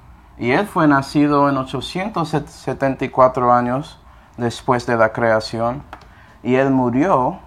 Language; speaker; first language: Spanish; non-native, fluent; English